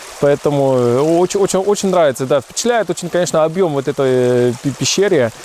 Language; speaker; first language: Russian; non-native, fluent; French